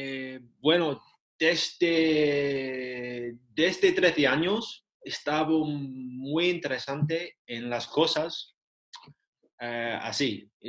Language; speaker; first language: Spanish; non-native, learner; English